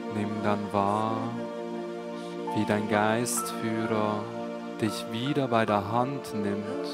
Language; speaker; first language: German; native; German